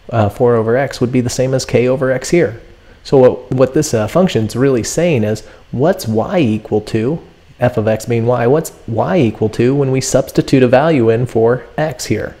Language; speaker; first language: English; native; English